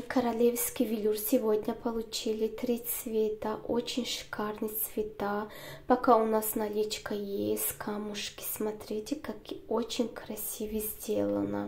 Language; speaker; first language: Russian; non-native, learner; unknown